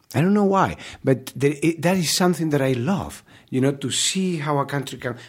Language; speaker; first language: English; non-native, fluent; Spanish